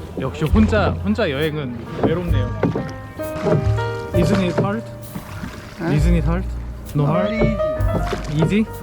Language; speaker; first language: English; non-native, learner; Korean